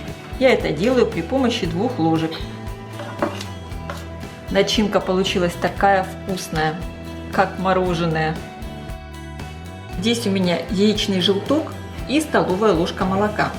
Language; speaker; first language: Russian; native; Russian